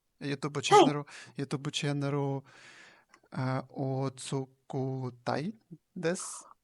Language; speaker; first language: Japanese; non-native, learner; Ukrainian